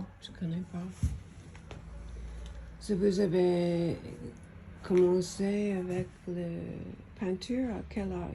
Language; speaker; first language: French; non-native, learner; English